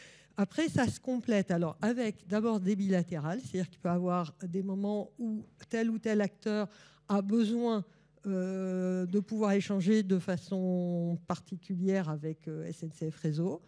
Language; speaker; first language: French; native; French